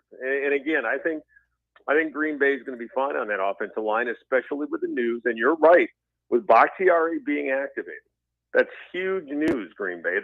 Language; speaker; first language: English; native; English